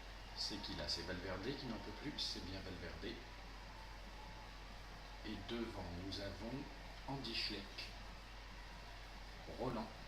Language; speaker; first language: French; native; French